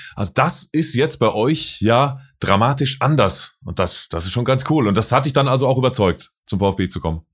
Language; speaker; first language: German; native; German